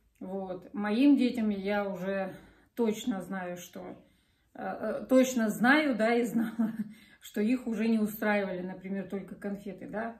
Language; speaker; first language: Russian; native; Russian